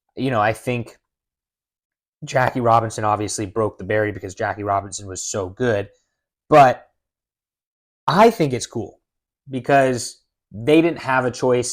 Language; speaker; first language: English; native; English